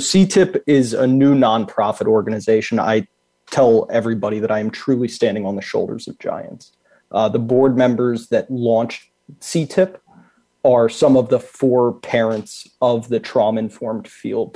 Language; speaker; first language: English; native; English